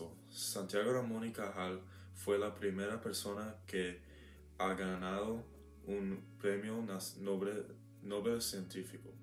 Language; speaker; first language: Spanish; non-native, learner; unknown